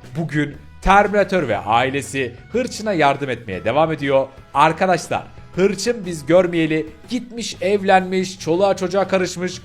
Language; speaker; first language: Turkish; native; Turkish